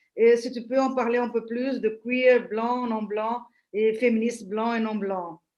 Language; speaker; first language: French; non-native, fluent; Portuguese